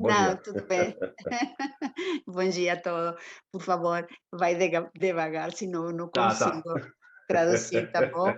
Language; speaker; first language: Portuguese; non-native, fluent; Spanish